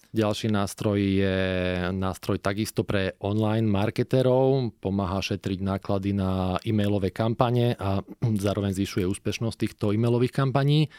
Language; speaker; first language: Slovak; native; Slovak